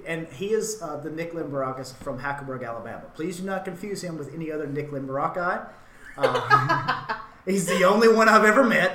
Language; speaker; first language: English; native; English